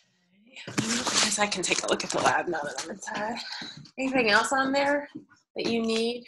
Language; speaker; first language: English; native; English